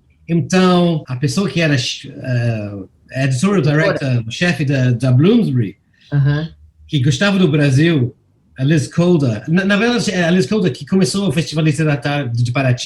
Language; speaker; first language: Portuguese; non-native, fluent; English